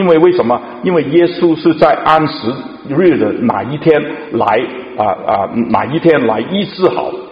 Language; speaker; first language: Chinese; non-native, local second language; Cantonese